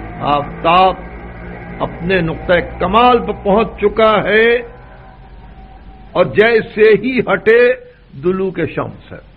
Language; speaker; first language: Urdu; native; Urdu